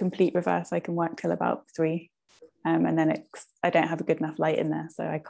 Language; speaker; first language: English; native; English